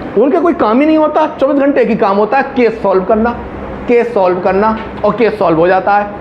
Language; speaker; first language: Hindi; native; Hindi